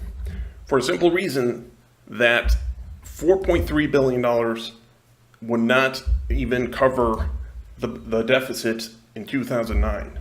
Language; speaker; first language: English; non-native, local second language; Spanish